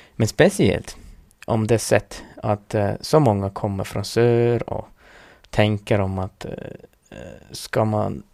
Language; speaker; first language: Swedish; non-native, fluent; Northern Sami